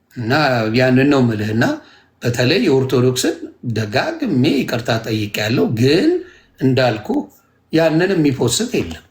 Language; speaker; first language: Amharic; native; Amharic